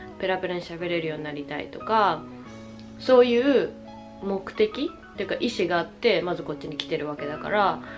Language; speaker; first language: Japanese; native; Japanese